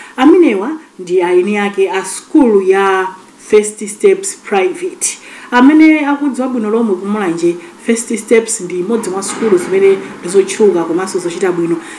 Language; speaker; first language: Nyanja; native; Nyanja